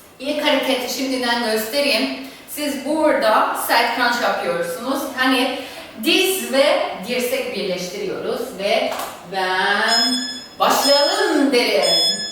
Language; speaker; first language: Turkish; non-native, fluent; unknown